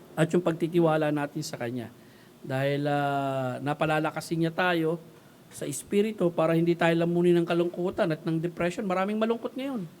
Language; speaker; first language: Filipino; native; Filipino